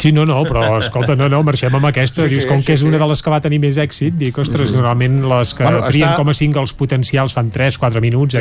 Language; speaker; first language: Catalan; native; Catalan